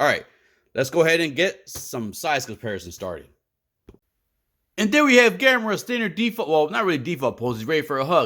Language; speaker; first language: English; native; English